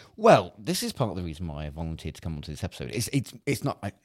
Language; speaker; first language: English; native; English